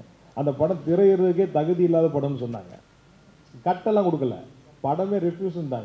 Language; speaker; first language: Tamil; native; Tamil